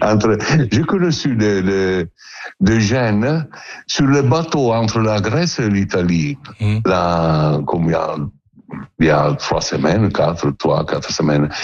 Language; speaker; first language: French; non-native, fluent; Italian